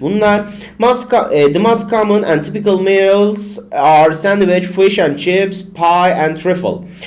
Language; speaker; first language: English; non-native, fluent; Turkish